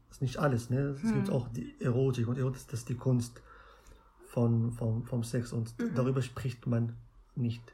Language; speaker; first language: German; non-native, fluent; Arabic